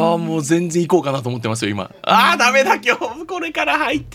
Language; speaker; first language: Japanese; native; Japanese